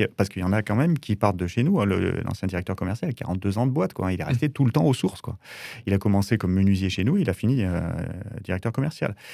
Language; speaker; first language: French; native; French